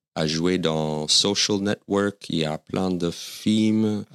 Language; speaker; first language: French; non-native, fluent; English